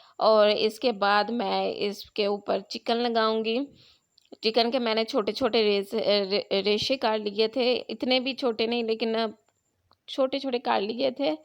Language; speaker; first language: Urdu; non-native, local second language; Punjabi